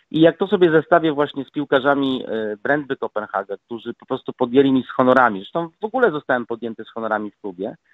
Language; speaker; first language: Polish; native; Polish